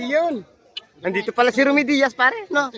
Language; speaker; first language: Filipino; native; Filipino